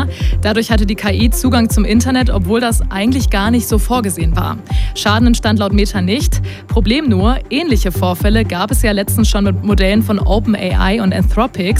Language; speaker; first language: German; native; German